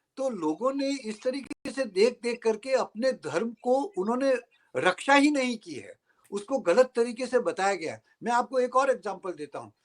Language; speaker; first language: Hindi; native; Hindi